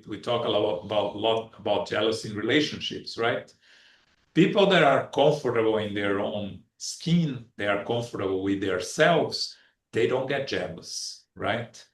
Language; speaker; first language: English; non-native, fluent; Portuguese